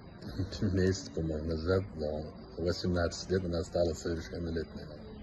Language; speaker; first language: Russian; non-native, local second language; Chechen